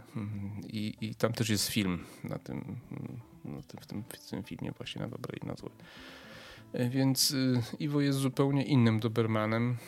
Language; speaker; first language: Polish; native; Polish